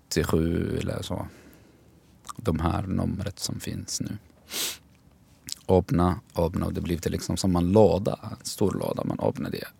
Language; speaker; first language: Swedish; non-native, fluent; Arabic